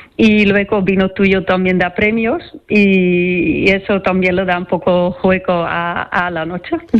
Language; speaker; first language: Spanish; non-native, fluent; Dutch